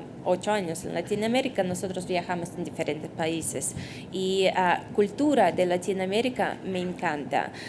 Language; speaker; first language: Spanish; non-native, fluent; Russian